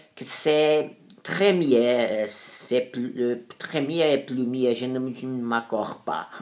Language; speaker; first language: French; non-native, fluent; Portuguese